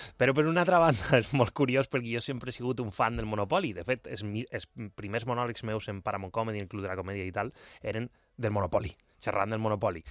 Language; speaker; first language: Catalan; non-native, local second language; Spanish